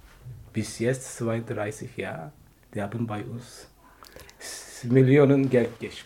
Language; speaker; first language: German; non-native, learner; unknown